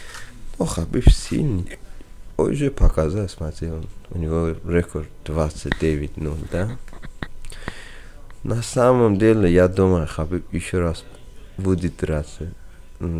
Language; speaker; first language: Russian; non-native, learner; Persian